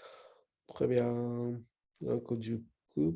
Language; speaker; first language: French; non-native, learner; Japanese